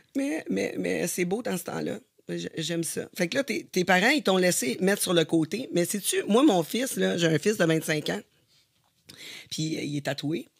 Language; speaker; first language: French; native; French